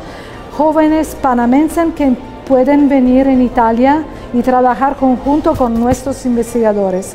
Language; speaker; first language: Spanish; non-native, fluent; Italian